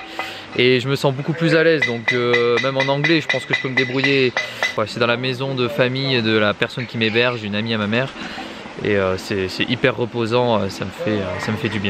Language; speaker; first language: French; native; French